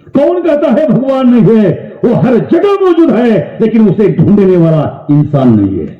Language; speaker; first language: Hindi; non-native, local second language; Marathi